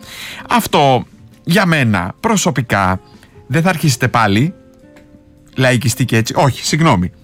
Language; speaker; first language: Greek; native; Greek